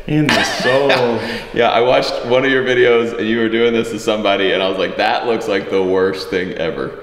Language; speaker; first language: English; native; English